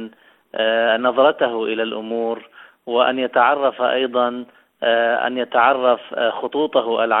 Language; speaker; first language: Arabic; native; Arabic